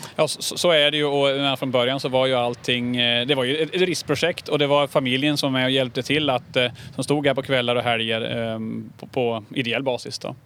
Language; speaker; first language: Swedish; native; Swedish